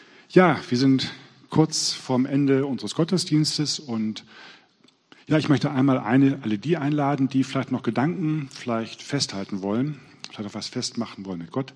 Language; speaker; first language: German; native; German